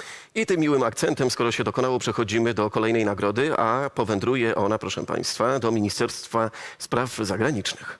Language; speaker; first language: Polish; native; Polish